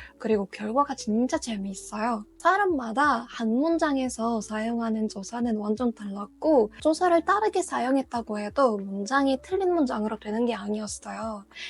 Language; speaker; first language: Korean; non-native, fluent; Russian